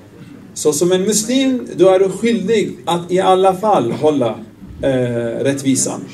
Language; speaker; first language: Swedish; non-native, fluent; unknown